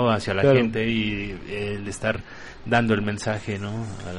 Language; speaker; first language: Spanish; native; Spanish